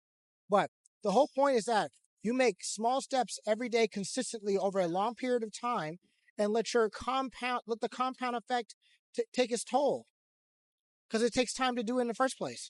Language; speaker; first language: English; native; English